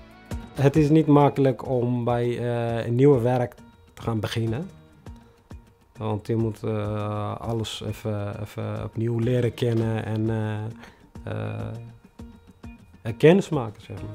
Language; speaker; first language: Dutch; non-native, fluent; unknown